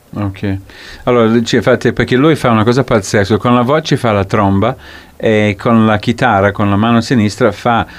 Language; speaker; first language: Italian; non-native, fluent; English